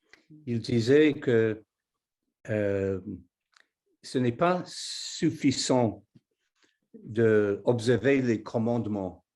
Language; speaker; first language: French; non-native, fluent; English